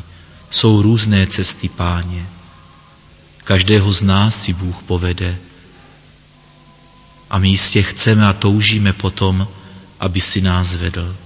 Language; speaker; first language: Czech; native; Czech